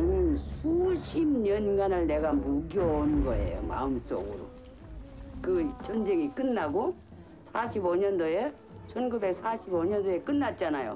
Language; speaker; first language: Korean; native; Korean